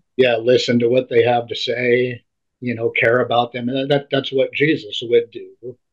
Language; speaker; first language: English; native; English